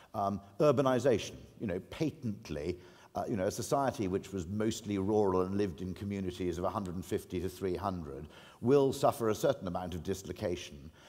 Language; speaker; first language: English; native; English